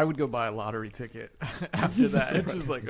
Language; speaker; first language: English; native; English